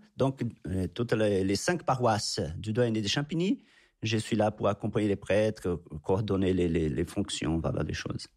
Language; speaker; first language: French; non-native, fluent; Portuguese